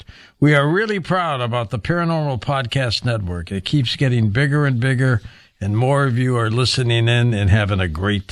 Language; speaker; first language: English; native; English